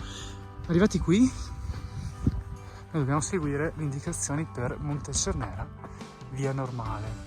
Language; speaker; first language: Italian; native; Italian